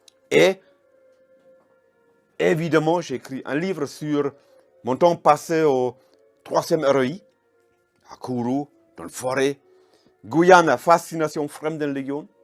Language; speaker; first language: French; non-native, fluent; German